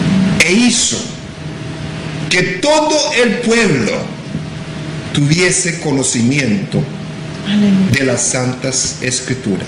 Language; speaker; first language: Spanish; non-native, local second language; English